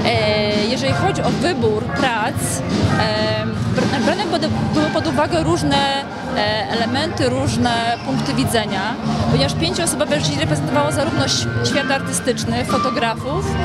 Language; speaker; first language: Polish; native; Polish